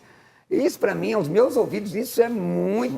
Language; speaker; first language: Portuguese; native; Portuguese